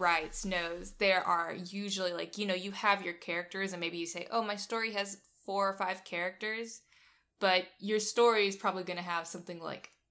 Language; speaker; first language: English; native; English